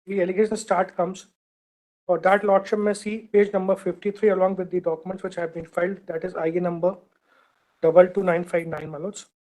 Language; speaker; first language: English; non-native, local second language; Hindi